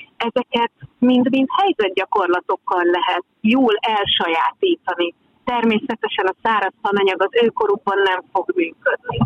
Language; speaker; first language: Hungarian; native; Hungarian